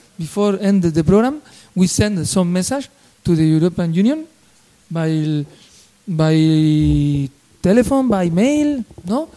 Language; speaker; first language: English; non-native, learner; Spanish